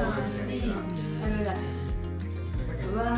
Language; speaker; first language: Italian; non-native, learner; Japanese